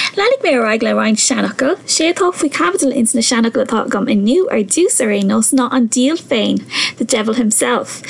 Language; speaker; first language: Irish; non-native, local second language; English